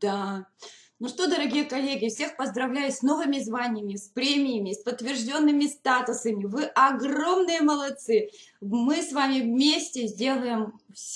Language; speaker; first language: Russian; native; Russian